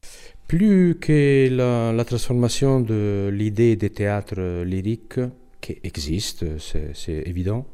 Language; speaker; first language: French; non-native, learner; Italian